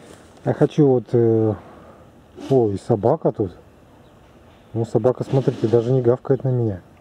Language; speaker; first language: Russian; native; Russian